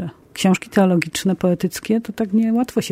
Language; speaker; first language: Polish; native; Polish